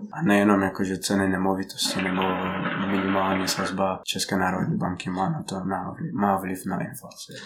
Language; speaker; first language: Czech; non-native, fluent; Russian